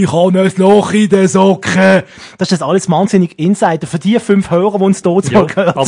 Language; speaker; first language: German; native; German